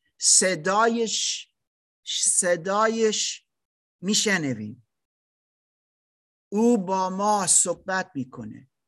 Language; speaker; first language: Persian; non-native, learner; German